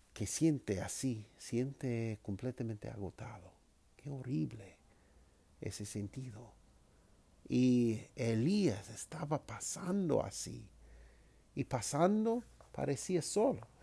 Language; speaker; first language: Spanish; non-native, fluent; English